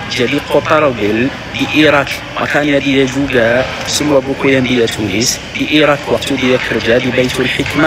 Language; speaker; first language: Indonesian; non-native, fluent; Arabic